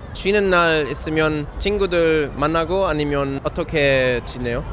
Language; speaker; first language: Korean; non-native, learner; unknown